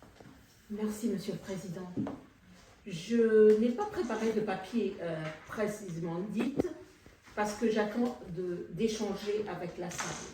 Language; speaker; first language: French; non-native, local second language; Comorian